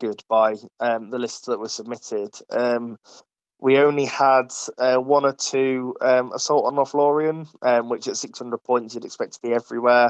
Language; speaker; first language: English; native; English